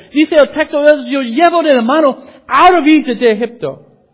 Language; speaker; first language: Spanish; non-native, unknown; English